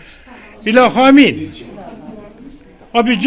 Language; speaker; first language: Turkish; non-native, learner; Uzbek